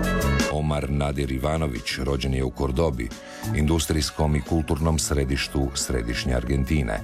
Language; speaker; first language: Serbian; native; Serbian